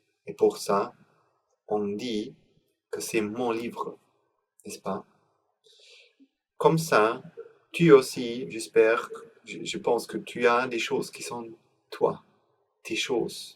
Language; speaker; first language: French; non-native, learner; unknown